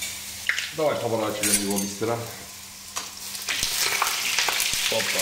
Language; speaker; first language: Russian; non-native, learner; Turkish